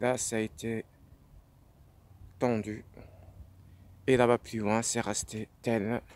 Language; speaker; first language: French; non-native, fluent; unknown